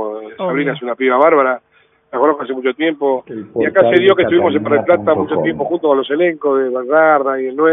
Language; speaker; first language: Spanish; native; Spanish